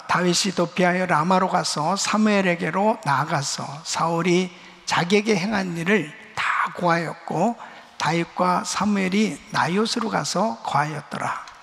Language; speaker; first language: Korean; native; Korean